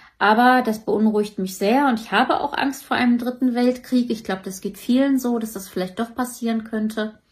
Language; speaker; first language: German; native; German